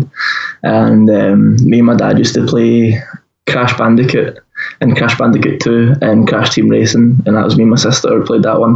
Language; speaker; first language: English; native; English